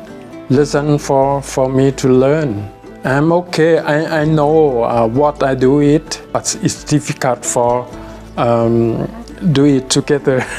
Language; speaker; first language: English; non-native, learner; Thai